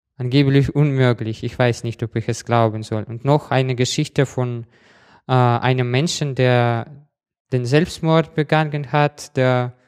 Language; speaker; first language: German; non-native, fluent; Russian